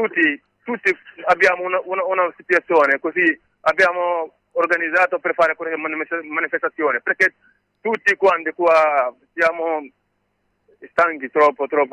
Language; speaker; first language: Italian; non-native, learner; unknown